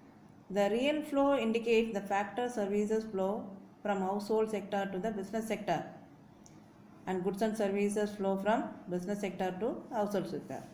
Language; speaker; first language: English; non-native, local second language; Tamil